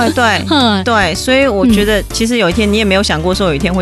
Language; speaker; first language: Chinese; native; Chinese